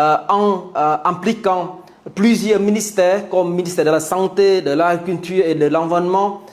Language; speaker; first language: French; non-native, fluent; Vietnamese